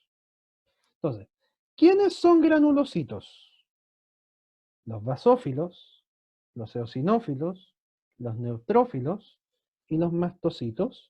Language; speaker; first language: Spanish; native; Spanish